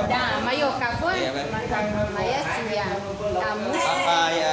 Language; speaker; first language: Russian; non-native, learner; Vietnamese